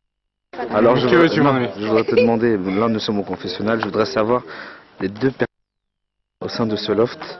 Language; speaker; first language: French; native; French